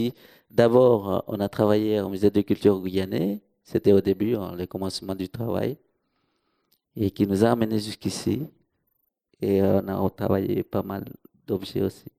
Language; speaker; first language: French; non-native, local second language; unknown